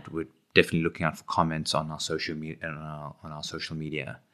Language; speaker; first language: English; native; English